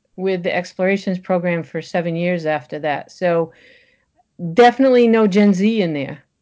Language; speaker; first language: English; early bilingual, other home language; French